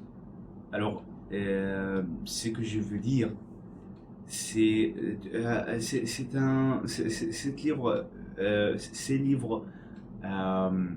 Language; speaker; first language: French; non-native, learner; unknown